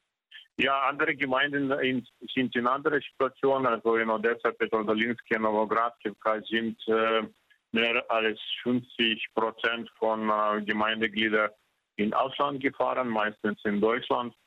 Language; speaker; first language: German; non-native, fluent; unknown